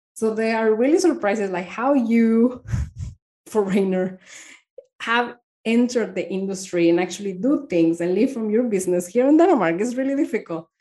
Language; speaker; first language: English; non-native, fluent; Spanish